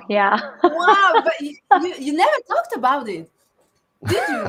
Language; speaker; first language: English; non-native, fluent; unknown